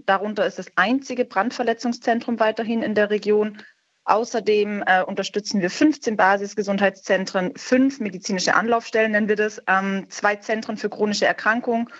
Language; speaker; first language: German; native; German